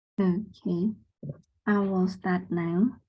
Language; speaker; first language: English; non-native, learner; Vietnamese